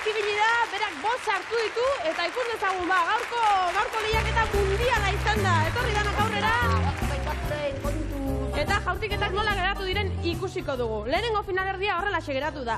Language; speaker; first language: Basque; native; Basque